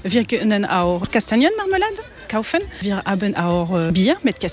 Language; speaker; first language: German; non-native, learner; French